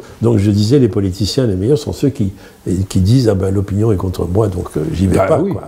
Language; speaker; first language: French; native; French